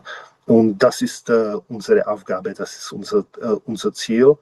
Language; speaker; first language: German; non-native, learner; Czech